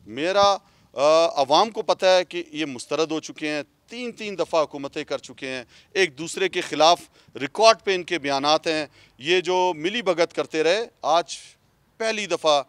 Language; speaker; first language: Urdu; non-native, local second language; Pashto